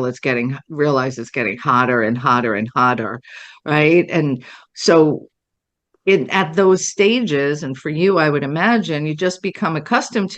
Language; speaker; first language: English; native; English